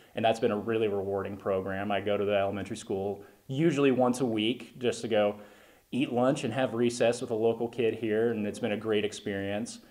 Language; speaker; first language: English; native; English